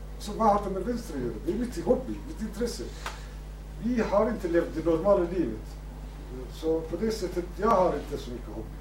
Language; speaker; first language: Swedish; non-native, fluent; Kurdish